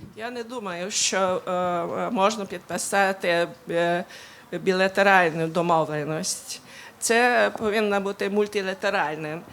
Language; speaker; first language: Ukrainian; non-native, local second language; Hungarian